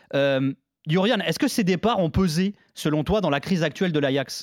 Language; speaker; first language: French; native; French